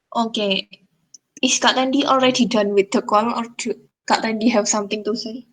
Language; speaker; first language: English; non-native, fluent; Indonesian